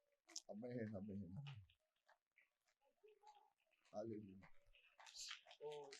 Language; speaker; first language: Spanish; native; Spanish